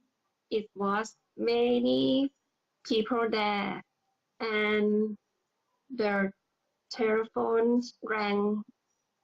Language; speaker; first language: English; non-native, learner; Thai